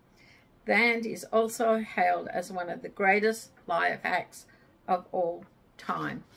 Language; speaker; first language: English; native; English